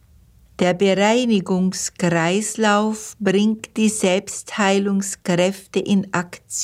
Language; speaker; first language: German; native; German